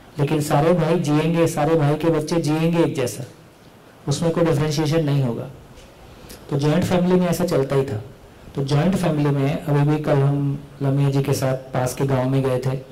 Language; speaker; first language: Hindi; native; Hindi